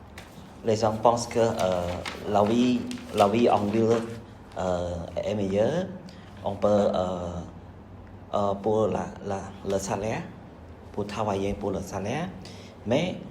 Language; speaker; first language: French; non-native, learner; Khmer